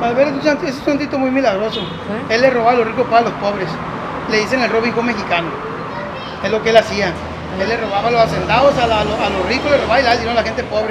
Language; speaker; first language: Spanish; native; Spanish